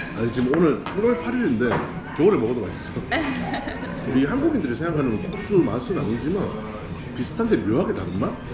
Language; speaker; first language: Korean; native; Korean